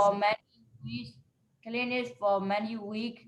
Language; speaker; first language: English; non-native, learner; Burmese